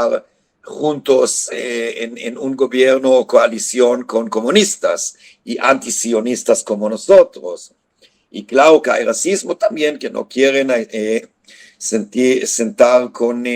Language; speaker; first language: Spanish; non-native, fluent; Hebrew